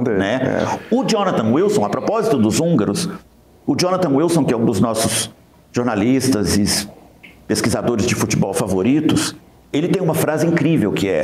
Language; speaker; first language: Portuguese; native; Portuguese